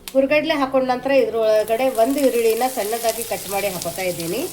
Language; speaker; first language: Kannada; native; Kannada